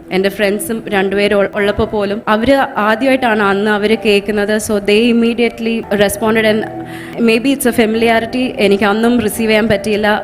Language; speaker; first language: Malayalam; early bilingual, heritage; Malayalam